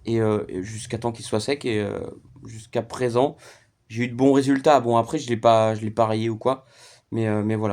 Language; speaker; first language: French; native; French